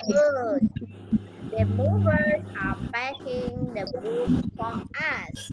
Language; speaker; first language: English; non-native, fluent; Indonesian